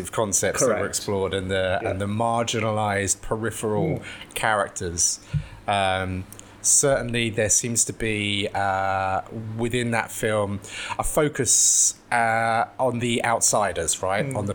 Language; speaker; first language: English; native; English